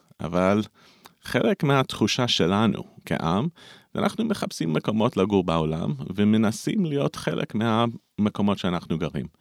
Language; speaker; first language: Hebrew; non-native, fluent; English